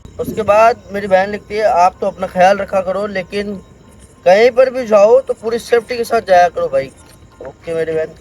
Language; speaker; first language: Hindi; native; Hindi